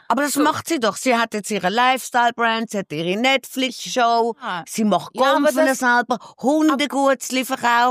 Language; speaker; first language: German; native; German